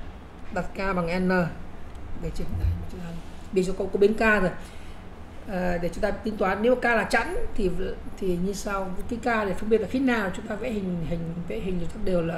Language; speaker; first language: Vietnamese; native; Vietnamese